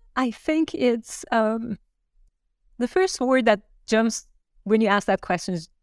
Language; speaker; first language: English; non-native, fluent; Turkish